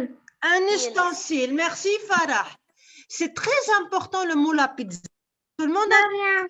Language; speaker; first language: French; non-native, local second language; Arabic